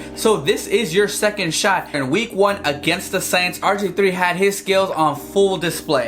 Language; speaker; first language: English; native; English